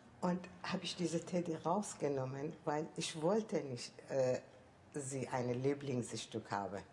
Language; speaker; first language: German; non-native, learner; Persian